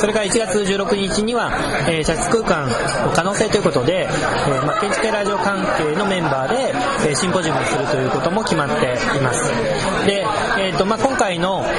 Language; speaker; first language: Japanese; native; Japanese